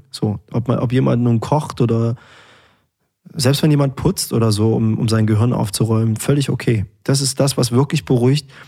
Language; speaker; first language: German; native; German